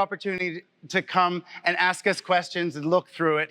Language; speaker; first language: English; native; English